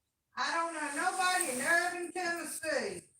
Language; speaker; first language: English; native; English